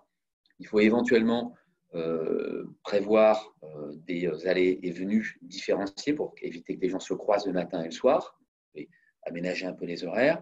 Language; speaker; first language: French; native; French